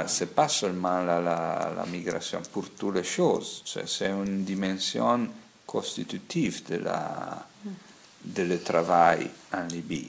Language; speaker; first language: French; non-native, fluent; Italian